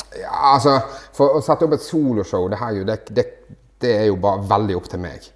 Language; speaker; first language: Norwegian; native; Norwegian